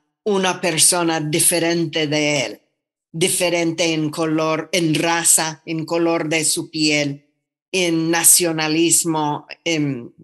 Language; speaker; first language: Spanish; non-native, fluent; English